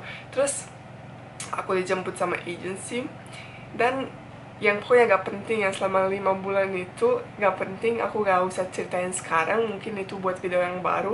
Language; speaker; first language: Indonesian; non-native, fluent; Bosnian